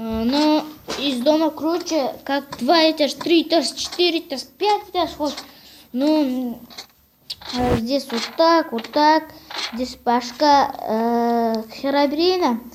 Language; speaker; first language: Russian; non-native, local second language; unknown